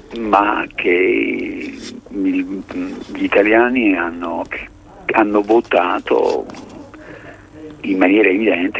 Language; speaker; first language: Italian; native; Italian